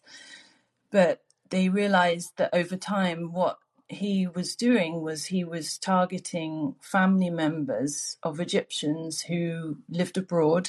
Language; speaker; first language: English; native; English